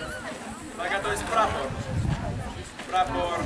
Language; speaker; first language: Polish; non-native, learner; Ukrainian